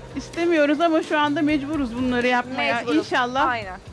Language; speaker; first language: Turkish; native; Turkish